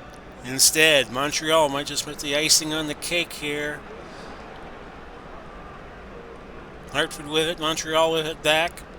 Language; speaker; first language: English; native; English